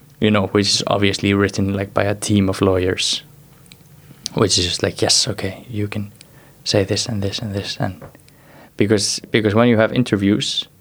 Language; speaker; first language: English; non-native, fluent; Icelandic